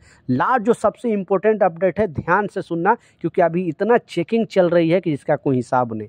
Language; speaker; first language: Hindi; native; Hindi